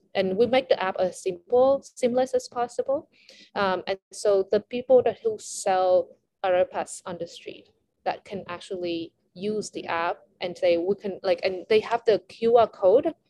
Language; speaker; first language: English; non-native, fluent; Vietnamese